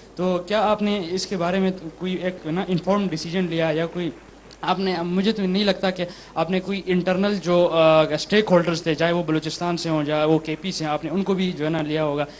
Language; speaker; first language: Urdu; non-native, local second language; Pashto